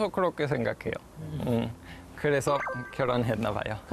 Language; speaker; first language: Korean; non-native, fluent; Spanish